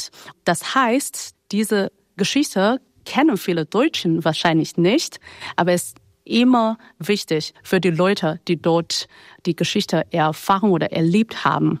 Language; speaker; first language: German; non-native, fluent; Chinese